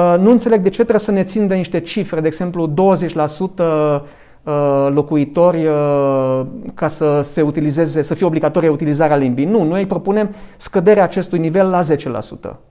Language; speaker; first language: Romanian; non-native, local second language; Hungarian